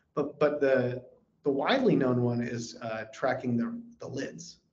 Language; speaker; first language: English; native; English